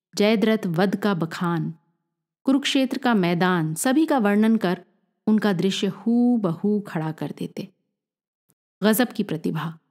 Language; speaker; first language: Hindi; native; Hindi